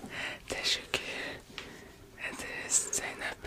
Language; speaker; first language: Turkish; early bilingual, heritage; Turkish